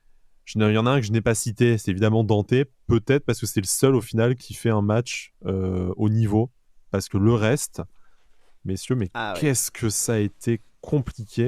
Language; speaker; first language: French; native; French